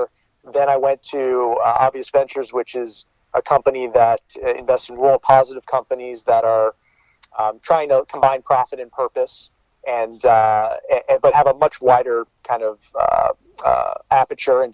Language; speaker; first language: English; native; English